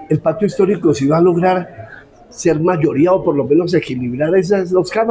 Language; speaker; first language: Spanish; native; Spanish